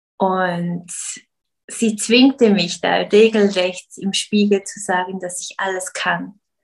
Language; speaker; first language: German; early bilingual, other home language; Portuguese